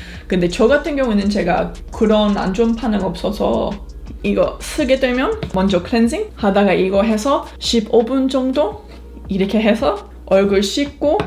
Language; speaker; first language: Korean; non-native, fluent; English